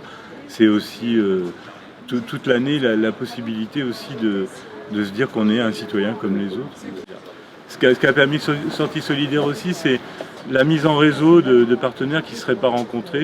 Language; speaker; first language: French; native; French